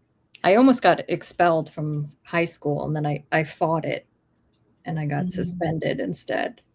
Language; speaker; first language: English; native; English